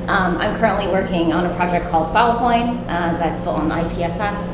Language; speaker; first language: English; native; English